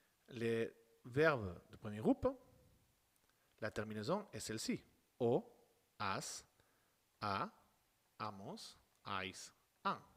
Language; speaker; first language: French; non-native, fluent; Spanish